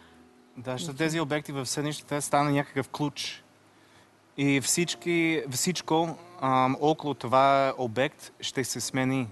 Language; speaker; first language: Bulgarian; non-native, learner; English